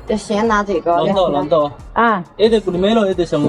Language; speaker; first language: Spanish; non-native, learner; Chinese